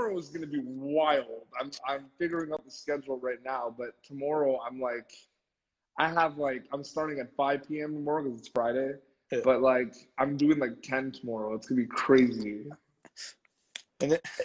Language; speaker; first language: English; native; English